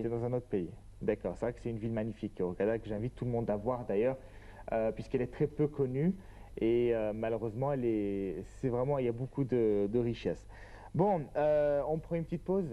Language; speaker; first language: French; native; French